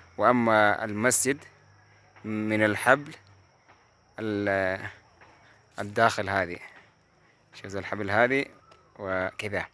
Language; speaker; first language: Arabic; non-native, fluent; Oromo